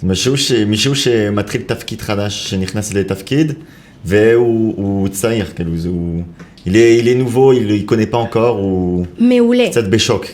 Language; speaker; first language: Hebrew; non-native, learner; French